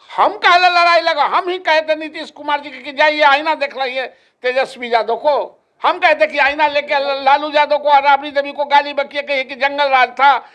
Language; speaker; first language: Hindi; native; Hindi